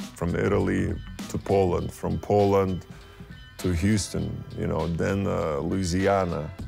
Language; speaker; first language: English; non-native, fluent; Lithuanian